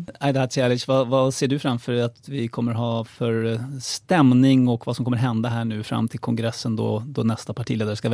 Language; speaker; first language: Swedish; native; Swedish